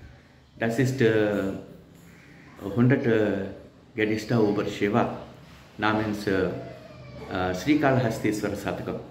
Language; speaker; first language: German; non-native, learner; Telugu